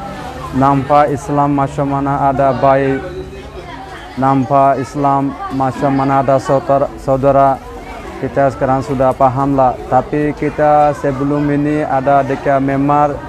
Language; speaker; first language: Indonesian; non-native, learner; Rohingya